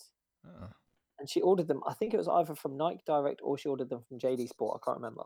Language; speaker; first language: English; native; English